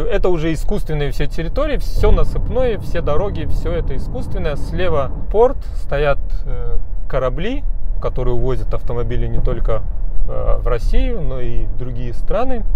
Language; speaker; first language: Russian; native; Russian